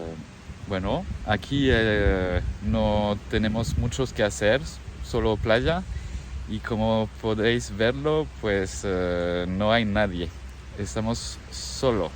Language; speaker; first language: Spanish; non-native, fluent; French